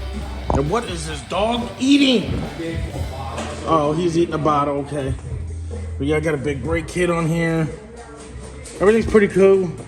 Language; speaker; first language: English; native; English